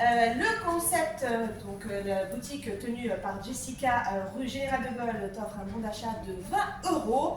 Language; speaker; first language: French; native; French